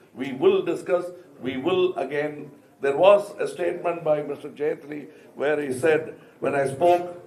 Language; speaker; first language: English; non-native, local second language; Tamil